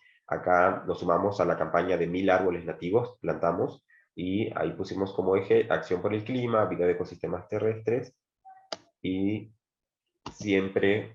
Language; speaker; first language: Spanish; native; Spanish